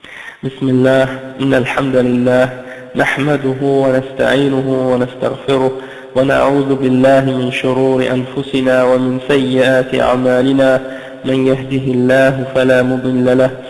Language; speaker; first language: Arabic; non-native, fluent; French